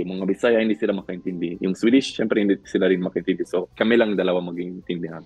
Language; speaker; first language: Filipino; non-native, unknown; Swedish